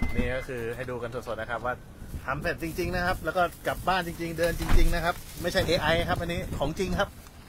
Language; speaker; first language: Thai; native; Thai